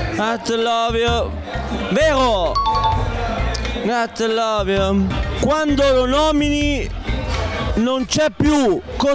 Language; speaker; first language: Italian; native; Italian